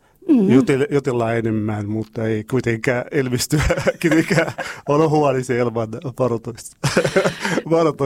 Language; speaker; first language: Finnish; non-native, learner; Arabic